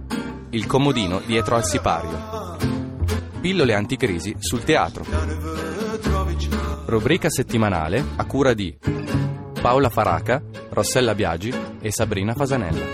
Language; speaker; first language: Italian; native; Italian